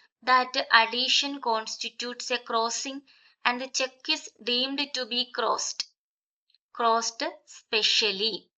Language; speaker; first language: English; non-native, local second language; Malayalam